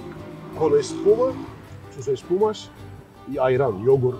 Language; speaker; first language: Spanish; non-native, fluent; Turkish